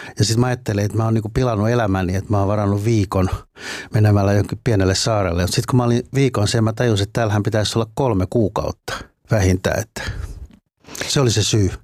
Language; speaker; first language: Finnish; native; Finnish